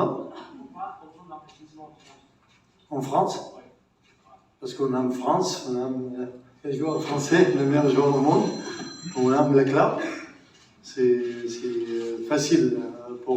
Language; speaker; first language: French; non-native, learner; Arabic